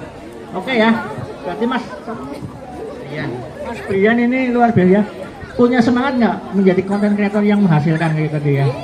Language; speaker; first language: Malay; non-native, local second language; Javanese